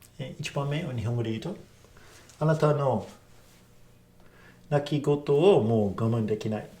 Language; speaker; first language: Japanese; non-native, fluent; English